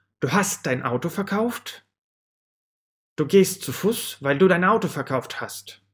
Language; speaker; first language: German; non-native, fluent; Russian